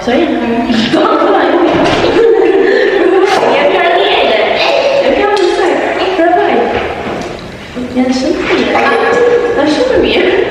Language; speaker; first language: Albanian; early bilingual, heritage; Albanian